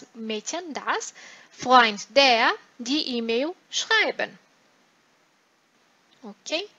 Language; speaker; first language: German; non-native, fluent; Portuguese